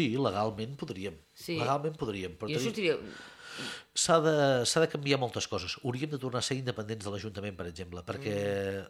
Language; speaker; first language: Catalan; native; Catalan